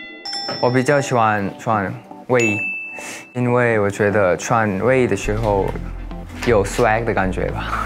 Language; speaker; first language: Chinese; non-native, fluent; Thai